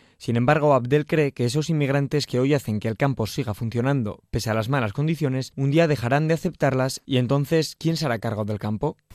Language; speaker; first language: Spanish; native; Spanish